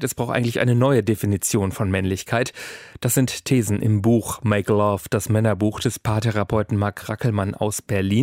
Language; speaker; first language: German; native; German